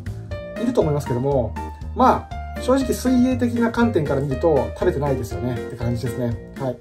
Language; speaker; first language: Japanese; native; Japanese